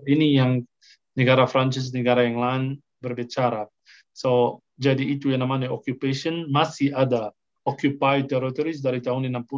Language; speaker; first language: Indonesian; non-native, fluent; Arabic